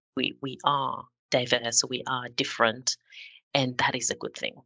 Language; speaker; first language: English; non-native, local second language; Shona